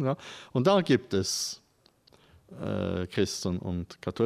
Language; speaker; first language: German; non-native, fluent; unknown